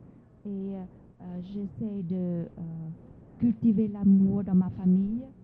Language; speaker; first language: French; non-native, fluent; Vietnamese